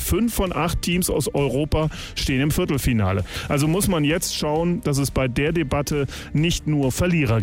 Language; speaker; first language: German; native; German